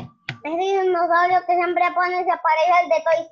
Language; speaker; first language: Spanish; native; Spanish